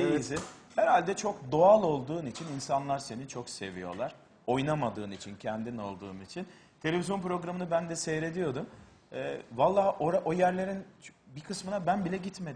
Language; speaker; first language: Turkish; native; Turkish